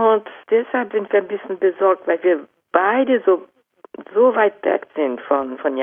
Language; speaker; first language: German; non-native, fluent; Japanese